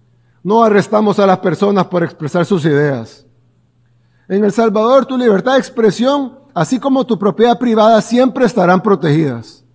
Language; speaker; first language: Spanish; native; Spanish